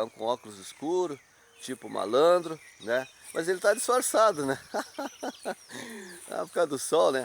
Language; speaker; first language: Portuguese; native; Portuguese